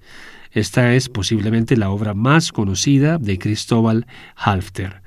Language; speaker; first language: Spanish; native; Spanish